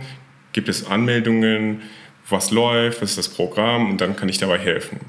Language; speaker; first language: German; non-native, fluent; Persian